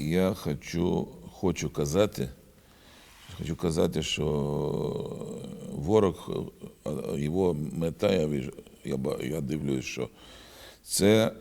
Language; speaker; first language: Ukrainian; non-native, learner; Russian